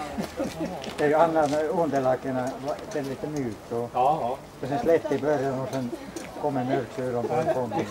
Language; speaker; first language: Swedish; native; Swedish